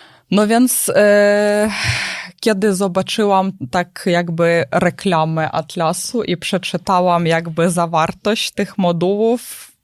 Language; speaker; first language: Polish; non-native, fluent; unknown